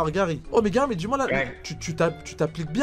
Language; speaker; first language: French; native; French